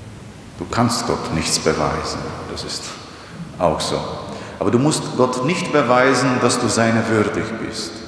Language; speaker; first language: German; non-native, fluent; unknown